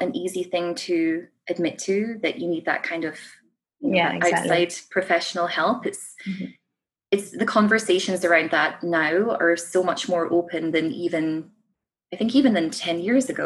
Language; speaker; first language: English; native; English